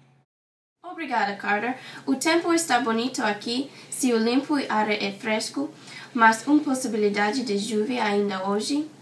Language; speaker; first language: Portuguese; non-native, learner; English